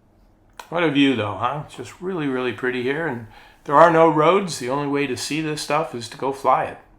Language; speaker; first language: English; native; English